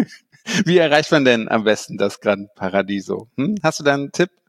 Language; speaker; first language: German; native; German